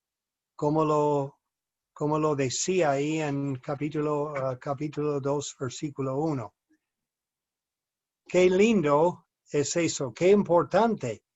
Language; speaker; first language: Spanish; non-native, fluent; English